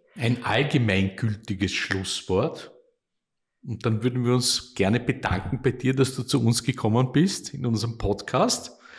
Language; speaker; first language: German; native; German